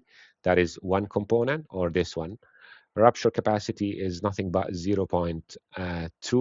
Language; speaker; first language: English; non-native, fluent; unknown